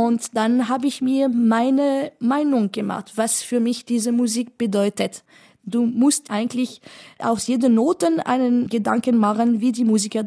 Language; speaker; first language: German; non-native, fluent; French